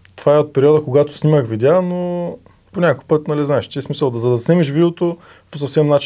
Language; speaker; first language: Bulgarian; native; Bulgarian